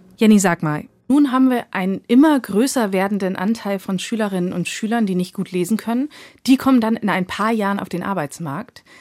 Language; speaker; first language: German; early bilingual, other home language; Bosnian